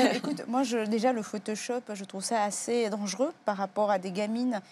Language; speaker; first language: French; native; French